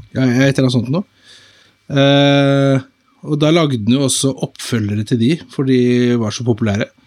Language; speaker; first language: Norwegian; native; Norwegian